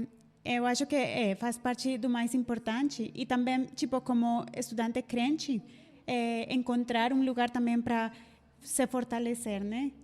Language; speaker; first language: Portuguese; non-native, fluent; Spanish